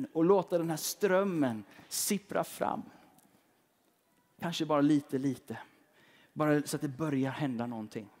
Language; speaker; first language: Swedish; native; Swedish